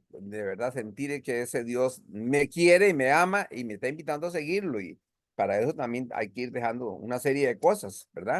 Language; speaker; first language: Spanish; native; Spanish